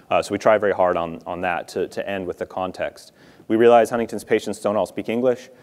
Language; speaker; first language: English; native; English